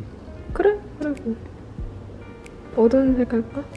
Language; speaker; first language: Korean; non-native, fluent; Indonesian